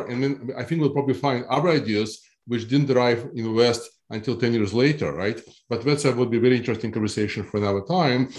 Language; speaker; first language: English; non-native, fluent; Russian